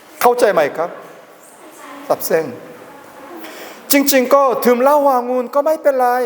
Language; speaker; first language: Thai; non-native, learner; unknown